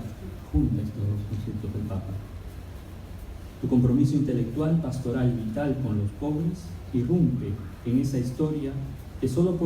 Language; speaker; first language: Spanish; native; Spanish